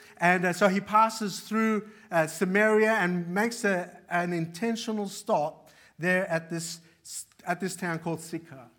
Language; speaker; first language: English; early bilingual, other home language; Arabic